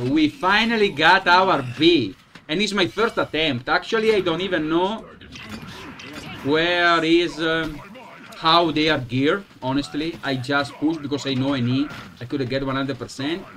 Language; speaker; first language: English; non-native, fluent; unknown